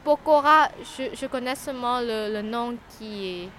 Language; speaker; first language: French; non-native, learner; Lao